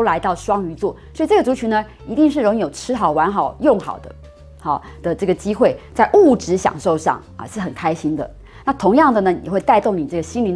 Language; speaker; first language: Chinese; native; Chinese